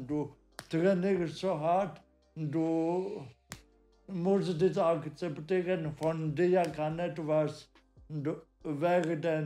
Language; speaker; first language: German; non-native, learner; Polish